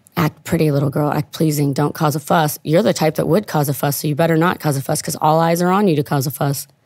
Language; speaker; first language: English; non-native, fluent; Italian